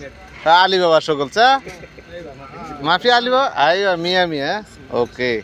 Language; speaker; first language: Arabic; non-native, learner; Bangla